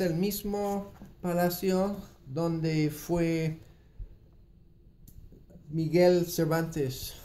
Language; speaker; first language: Spanish; non-native, fluent; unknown